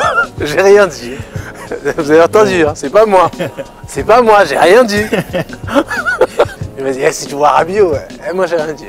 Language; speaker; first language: French; native; French